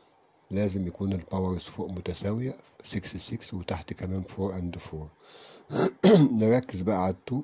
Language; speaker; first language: Arabic; native; Arabic